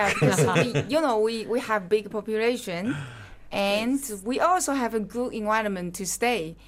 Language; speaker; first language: English; non-native, learner; Chinese